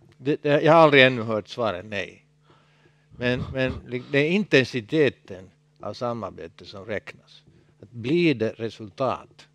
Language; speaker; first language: Swedish; non-native, local second language; Finnish